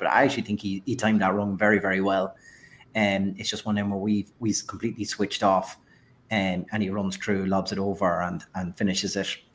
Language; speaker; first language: English; native; English